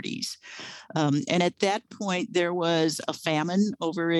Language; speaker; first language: English; native; English